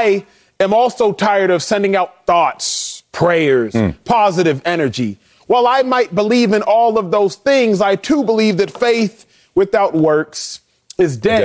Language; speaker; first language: English; native; English